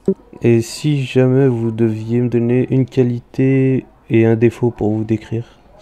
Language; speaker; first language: French; native; French